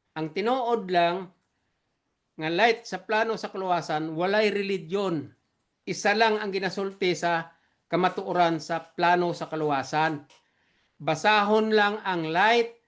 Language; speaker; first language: Cebuano; non-native, local second language; Hiligaynon